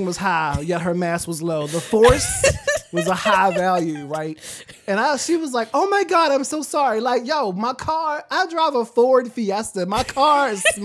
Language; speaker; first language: English; native; English